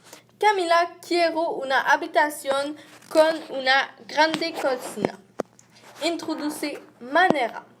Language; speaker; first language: Spanish; non-native, learner; French